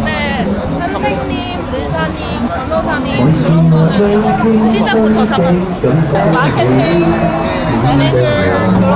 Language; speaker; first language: Korean; non-native, fluent; Cantonese